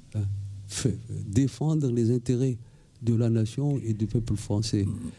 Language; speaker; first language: French; non-native, local second language; Malagasy